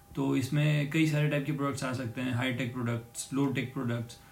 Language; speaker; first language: Hindi; non-native, local second language; Marathi